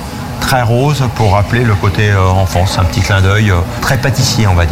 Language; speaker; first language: French; native; French